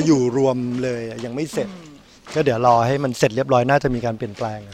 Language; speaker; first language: Thai; native; Thai